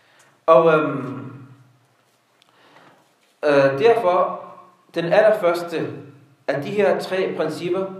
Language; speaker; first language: Danish; non-native, local second language; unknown